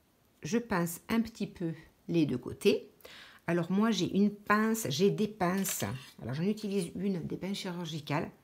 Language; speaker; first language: French; native; French